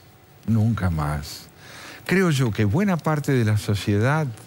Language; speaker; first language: Spanish; native; Spanish